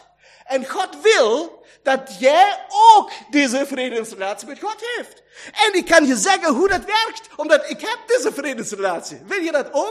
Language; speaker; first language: Dutch; non-native, learner; German